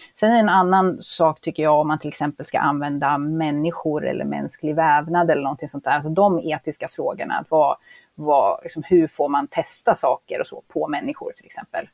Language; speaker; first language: Swedish; native; Swedish